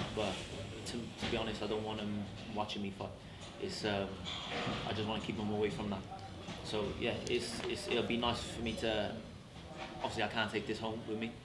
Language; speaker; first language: English; native; English